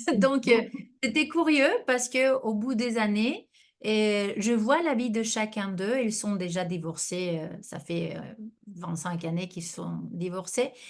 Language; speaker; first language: French; non-native, fluent; Spanish